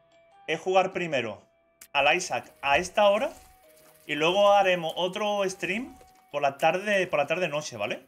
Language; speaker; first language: Spanish; native; Spanish